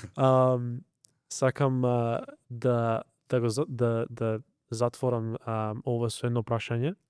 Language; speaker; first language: Macedonian; early bilingual, heritage; Macedonian